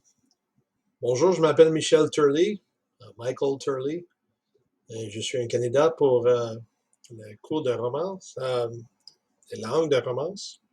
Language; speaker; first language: French; non-native, fluent; English